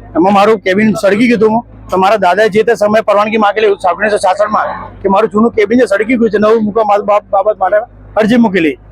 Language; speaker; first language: Gujarati; non-native, local second language; Sindhi